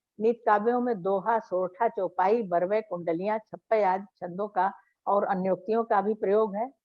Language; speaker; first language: Hindi; native; Hindi